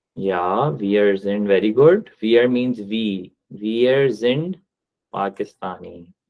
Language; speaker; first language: German; non-native, learner; Urdu